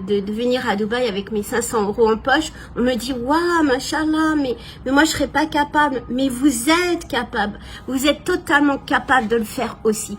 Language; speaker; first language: French; native; French